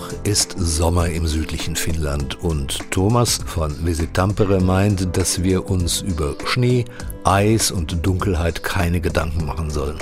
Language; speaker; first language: German; native; German